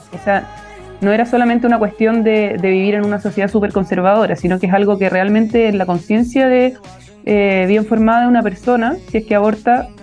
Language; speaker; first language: Spanish; native; Spanish